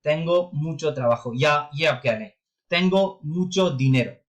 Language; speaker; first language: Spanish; non-native, fluent; Urdu